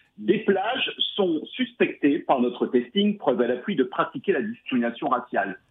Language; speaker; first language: French; native; French